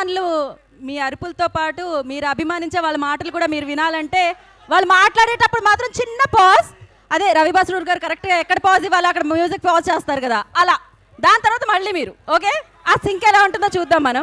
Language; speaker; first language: Telugu; native; Telugu